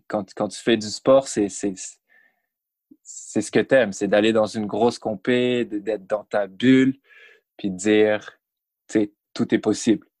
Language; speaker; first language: French; native; French